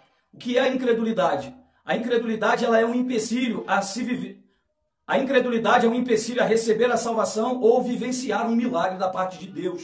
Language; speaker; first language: Portuguese; native; Portuguese